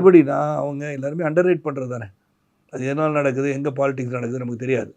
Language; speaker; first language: Tamil; native; Tamil